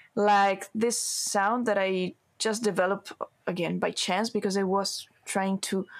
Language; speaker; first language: English; non-native, fluent; Italian